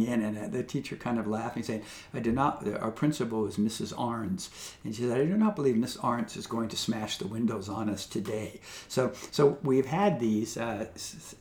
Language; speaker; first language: English; native; English